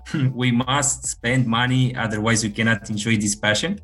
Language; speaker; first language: English; non-native, fluent; Romanian